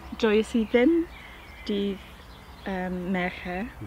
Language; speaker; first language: Welsh; non-native, learner; English